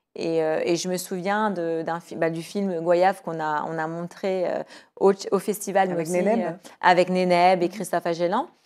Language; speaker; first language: French; native; French